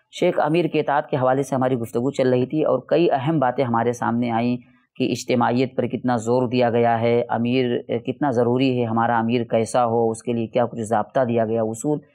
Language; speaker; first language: Urdu; native; Urdu